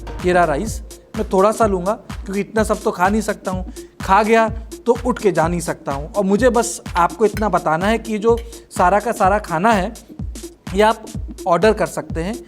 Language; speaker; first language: Hindi; native; Hindi